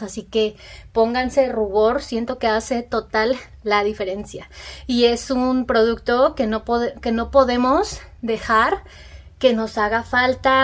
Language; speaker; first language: Spanish; native; Spanish